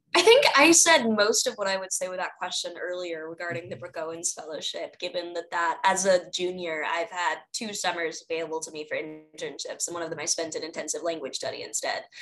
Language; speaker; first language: English; native; English